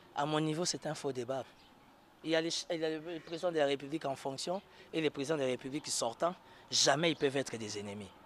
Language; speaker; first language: French; non-native, local second language; Lingala